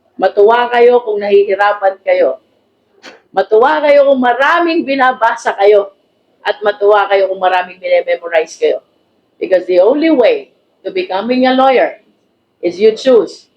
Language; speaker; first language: Filipino; native; Filipino